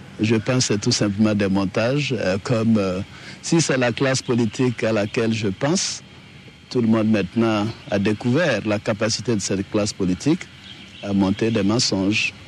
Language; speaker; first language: French; non-native, local second language; Dyula